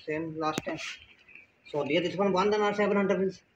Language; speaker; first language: English; non-native, learner; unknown